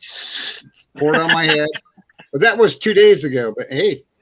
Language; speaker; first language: English; native; English